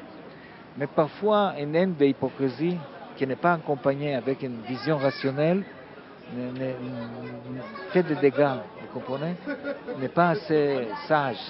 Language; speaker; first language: French; non-native, fluent; Hebrew